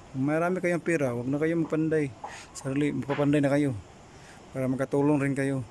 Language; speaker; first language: Filipino; non-native, local second language; Cebuano